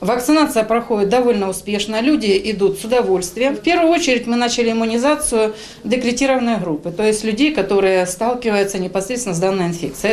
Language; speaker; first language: Russian; native; Russian